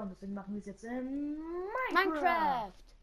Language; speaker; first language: German; native; German